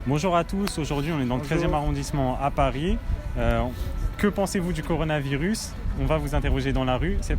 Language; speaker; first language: French; native; French